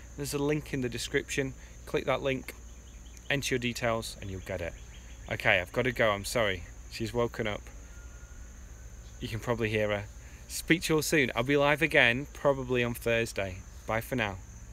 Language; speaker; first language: English; native; English